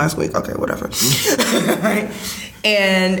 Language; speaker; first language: English; native; English